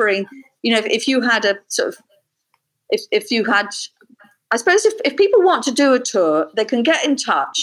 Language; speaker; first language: English; native; English